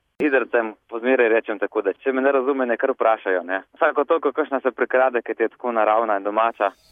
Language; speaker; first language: Slovenian; native; Slovenian